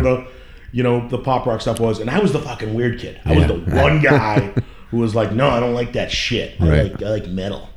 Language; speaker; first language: English; native; English